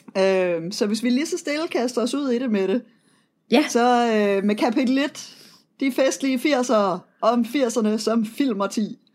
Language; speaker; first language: Danish; native; Danish